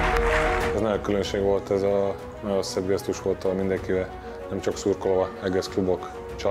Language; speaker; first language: Hungarian; non-native, learner; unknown